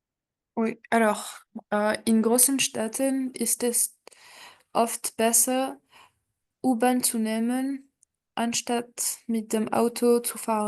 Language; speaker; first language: German; non-native, learner; French